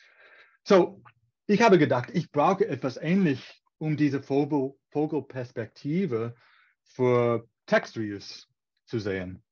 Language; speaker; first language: German; non-native, fluent; English